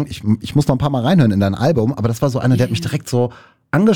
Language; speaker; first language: German; native; German